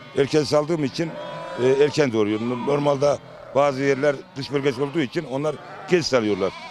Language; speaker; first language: Turkish; native; Turkish